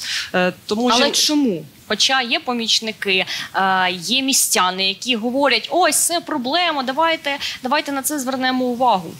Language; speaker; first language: Ukrainian; native; Ukrainian